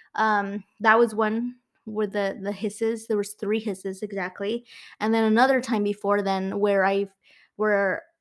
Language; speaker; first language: English; non-native, fluent; Spanish